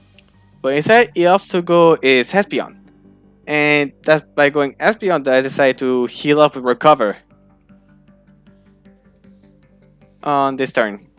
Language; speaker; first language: English; non-native, fluent; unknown